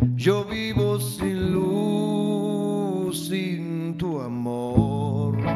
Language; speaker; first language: Spanish; native; Spanish